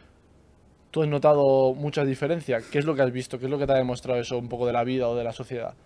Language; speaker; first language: Spanish; native; Spanish